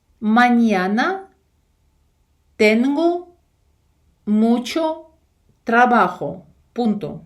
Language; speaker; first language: Spanish; non-native, fluent; Ukrainian